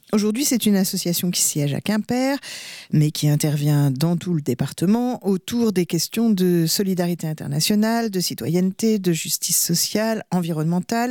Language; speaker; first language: French; native; French